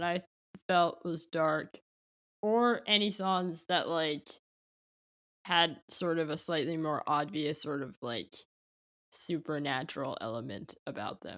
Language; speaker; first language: English; native; English